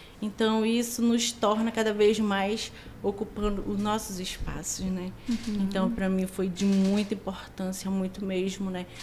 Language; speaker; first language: Portuguese; native; Portuguese